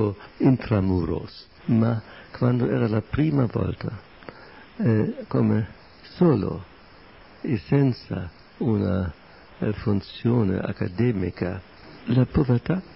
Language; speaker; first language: Italian; non-native, fluent; German